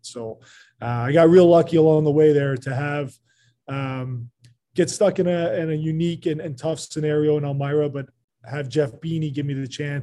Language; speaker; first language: English; native; English